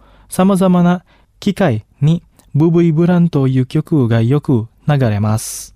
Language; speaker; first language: Japanese; non-native, fluent; Indonesian